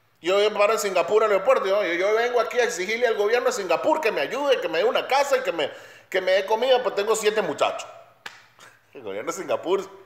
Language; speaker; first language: Spanish; native; Spanish